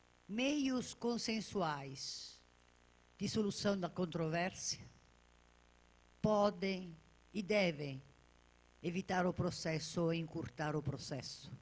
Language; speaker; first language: Portuguese; native; Portuguese